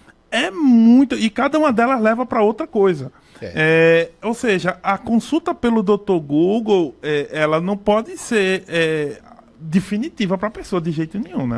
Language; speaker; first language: Portuguese; native; Portuguese